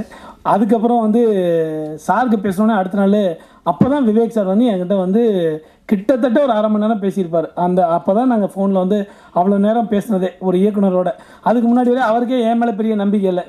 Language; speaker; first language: Tamil; native; Tamil